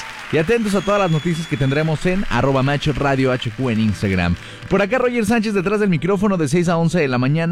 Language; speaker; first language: Spanish; native; Spanish